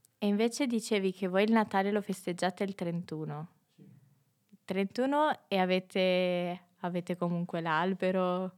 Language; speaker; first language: Italian; native; Italian